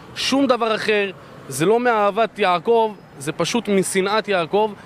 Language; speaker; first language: Hebrew; native; Hebrew